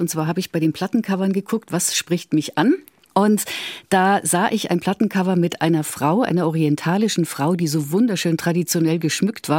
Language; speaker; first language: German; native; German